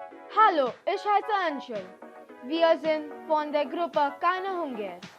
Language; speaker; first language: German; non-native, learner; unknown